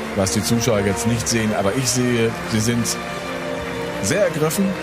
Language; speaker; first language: German; native; German